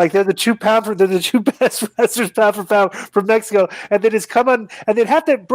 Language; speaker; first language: English; native; English